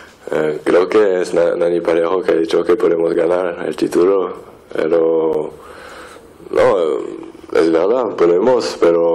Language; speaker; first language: Spanish; non-native, fluent; French